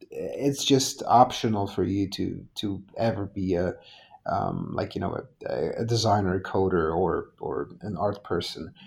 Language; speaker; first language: English; non-native, fluent; Polish